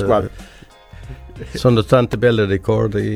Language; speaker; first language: Italian; non-native, learner; Swedish